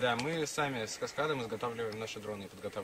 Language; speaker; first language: Russian; native; Russian